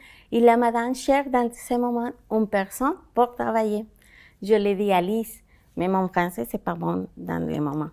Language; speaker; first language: French; non-native, learner; Spanish